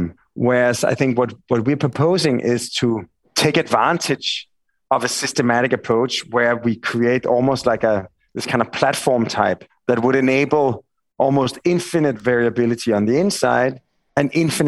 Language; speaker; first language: English; non-native, fluent; Danish